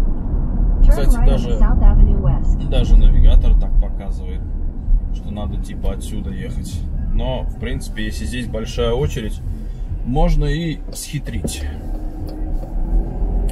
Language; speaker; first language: Russian; native; Russian